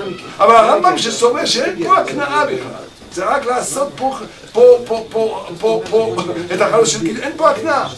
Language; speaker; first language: Hebrew; non-native, fluent; French